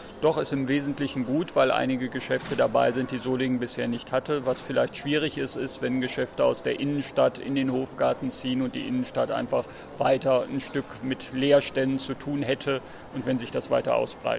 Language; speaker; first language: German; native; German